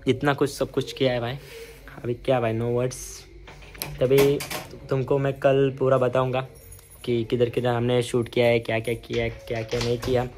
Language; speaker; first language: Hindi; non-native, local second language; Marathi